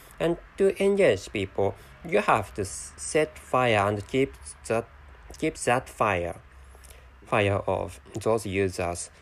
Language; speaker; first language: English; non-native, fluent; Japanese